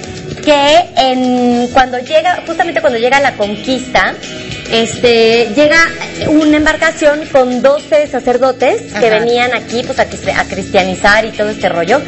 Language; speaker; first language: Spanish; native; Spanish